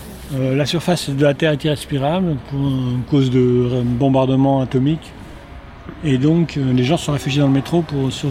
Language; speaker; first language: French; native; French